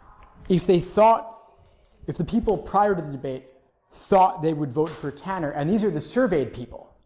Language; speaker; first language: English; native; English